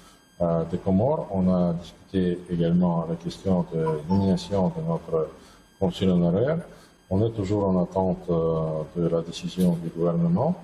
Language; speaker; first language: French; non-native, fluent; Russian